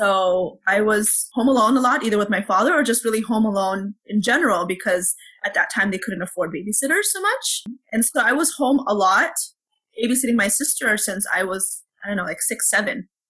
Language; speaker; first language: English; early bilingual, other home language; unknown